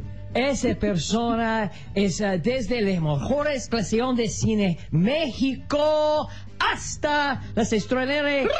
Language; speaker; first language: Spanish; non-native, learner; English